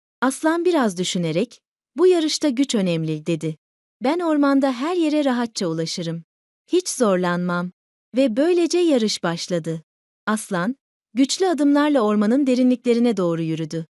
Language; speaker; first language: Turkish; native; Turkish